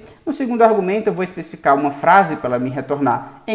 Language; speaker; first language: Portuguese; native; Portuguese